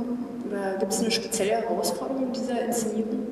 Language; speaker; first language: German; native; German